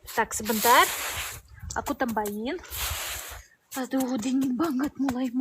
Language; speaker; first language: Indonesian; non-native, learner; Russian